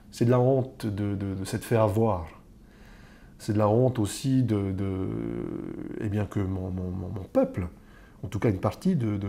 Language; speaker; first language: French; native; French